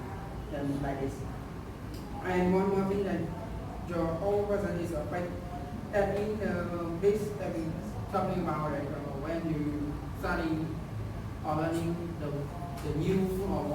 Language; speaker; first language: English; non-native, learner; Khmer